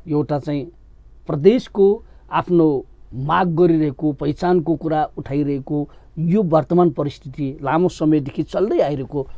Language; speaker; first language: Nepali; non-native, local second language; Newari